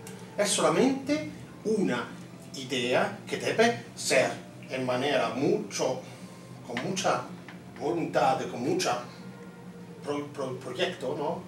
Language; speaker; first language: Spanish; non-native, fluent; Italian